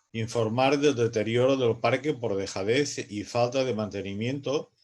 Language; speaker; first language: Spanish; non-native, local second language; Catalan